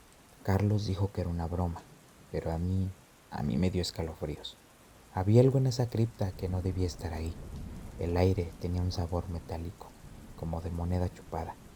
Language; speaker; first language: Spanish; native; Spanish